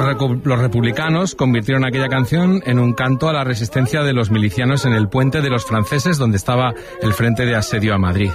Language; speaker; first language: Spanish; native; Spanish